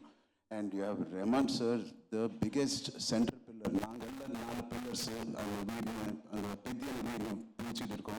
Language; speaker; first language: Tamil; non-native, local second language; Telugu